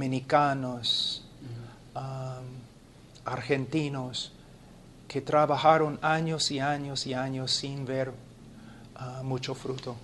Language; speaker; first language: Spanish; non-native, fluent; English